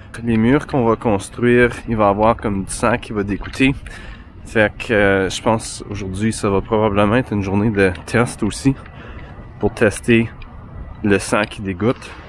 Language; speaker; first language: French; native; French